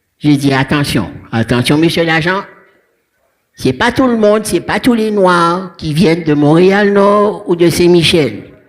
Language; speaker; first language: French; non-native, local second language; Haitian Creole